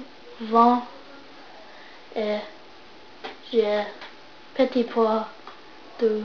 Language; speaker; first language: French; non-native, learner; English